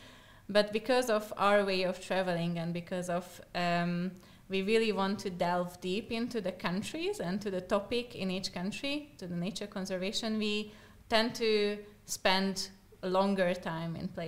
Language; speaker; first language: English; non-native, fluent; Slovak